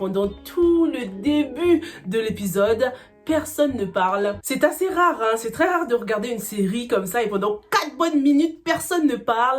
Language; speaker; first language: French; native; French